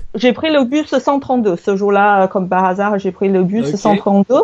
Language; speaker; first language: French; non-native, fluent; Chinese